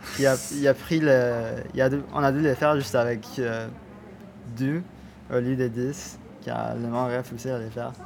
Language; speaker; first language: French; non-native, learner; Spanish